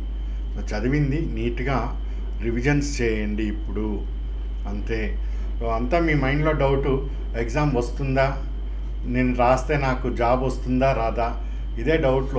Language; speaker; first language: Telugu; native; Telugu